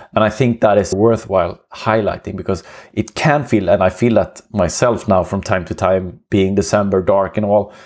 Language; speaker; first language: English; non-native, fluent; Swedish